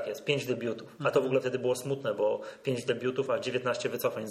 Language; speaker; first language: Polish; native; Polish